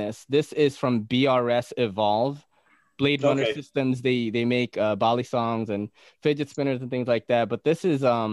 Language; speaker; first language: English; early bilingual, other home language; Bikol